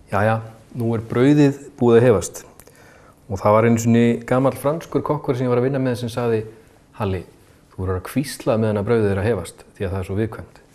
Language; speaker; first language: Icelandic; native; Icelandic